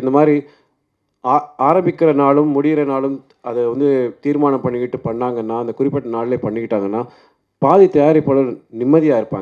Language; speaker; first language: Tamil; native; Tamil